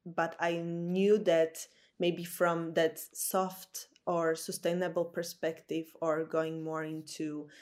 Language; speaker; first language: English; non-native, fluent; Slovak